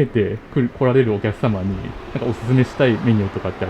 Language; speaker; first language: Japanese; native; Japanese